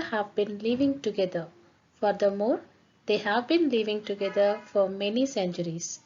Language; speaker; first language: English; non-native, local second language; Telugu